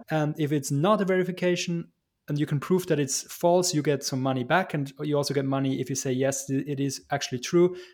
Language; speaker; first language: English; non-native, fluent; German